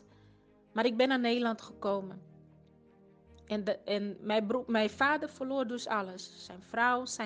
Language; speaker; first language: Dutch; non-native, fluent; Portuguese